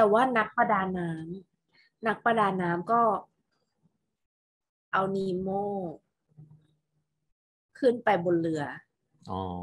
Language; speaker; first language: Thai; native; Thai